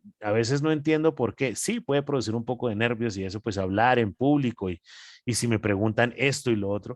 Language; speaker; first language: Spanish; native; Spanish